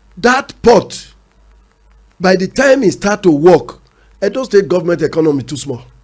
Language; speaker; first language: Nigerian Pidgin; non-native, local second language; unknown